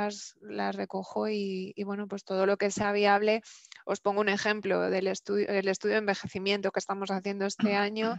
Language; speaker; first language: Spanish; native; Spanish